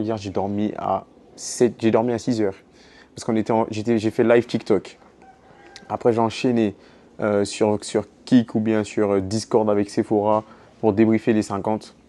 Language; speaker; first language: French; native; French